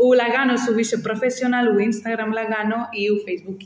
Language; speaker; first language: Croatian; non-native, learner; Spanish